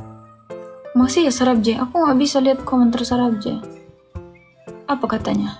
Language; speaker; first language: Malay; non-native, fluent; Turkish